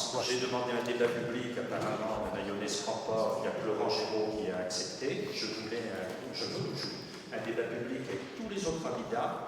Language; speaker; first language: French; native; French